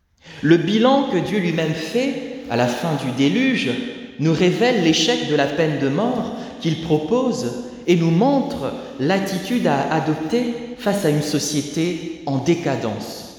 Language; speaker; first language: French; native; French